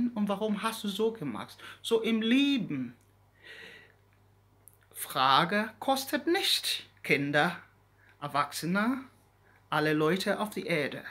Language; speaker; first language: German; non-native, learner; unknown